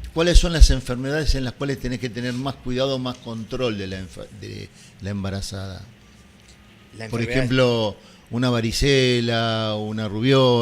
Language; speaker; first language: Spanish; native; Spanish